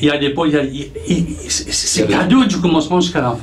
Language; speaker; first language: French; non-native, local second language; Morisyen